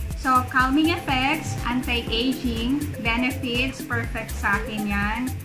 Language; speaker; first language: English; non-native, local second language; Filipino